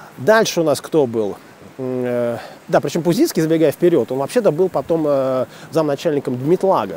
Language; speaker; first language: Russian; native; Russian